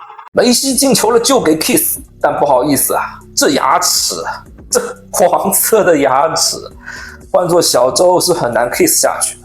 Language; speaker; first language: Chinese; native; Chinese